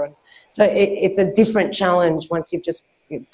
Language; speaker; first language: English; native; English